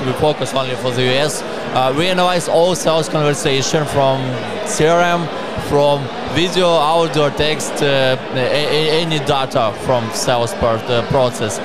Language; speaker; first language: English; non-native, learner; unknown